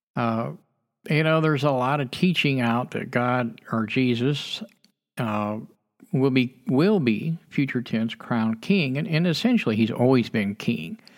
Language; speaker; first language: English; native; English